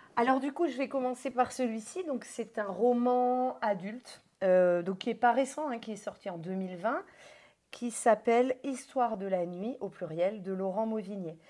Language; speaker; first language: French; native; French